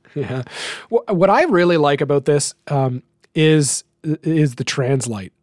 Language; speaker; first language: English; native; English